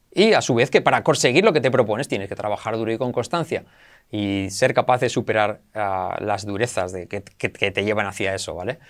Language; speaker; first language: Spanish; native; Spanish